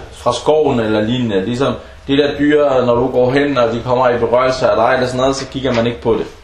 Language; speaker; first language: Danish; early bilingual, other home language; Arabic